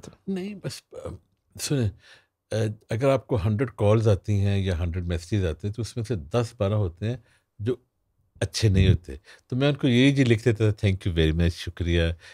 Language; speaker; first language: Urdu; non-native, local second language; Punjabi